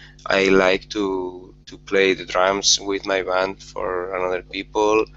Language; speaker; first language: English; non-native, learner; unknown